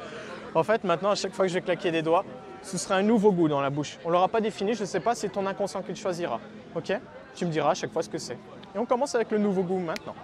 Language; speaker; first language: French; native; French